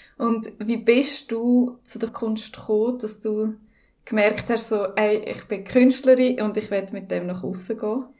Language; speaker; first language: German; native; German